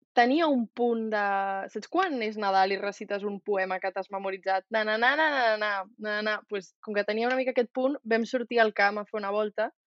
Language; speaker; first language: Catalan; native; Catalan